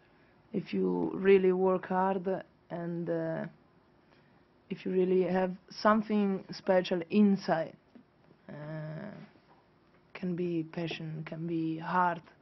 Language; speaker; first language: English; non-native, fluent; Italian